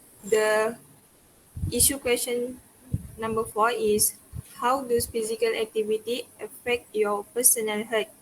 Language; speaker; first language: English; non-native, local second language; Malay